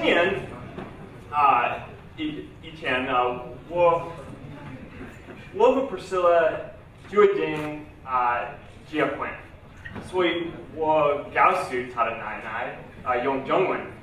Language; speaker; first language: Chinese; non-native, learner; English